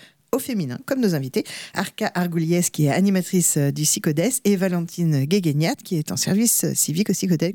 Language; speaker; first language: French; native; French